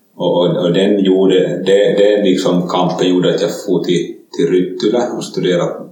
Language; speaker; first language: Swedish; native; Swedish